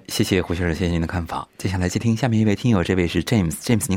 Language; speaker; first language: Chinese; native; Chinese